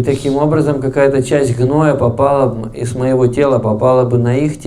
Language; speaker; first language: Russian; native; Russian